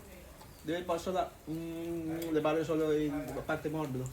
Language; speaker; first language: Italian; non-native, fluent; Filipino